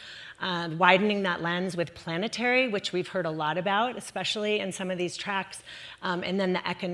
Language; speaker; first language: English; native; English